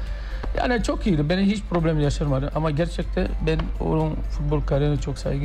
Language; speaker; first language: Turkish; non-native, learner; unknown